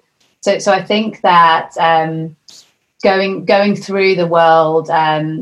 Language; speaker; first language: English; native; English